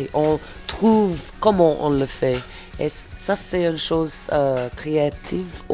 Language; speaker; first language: French; non-native, fluent; English